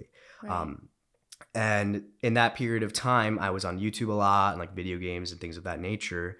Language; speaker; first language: English; early bilingual, other home language; Romanian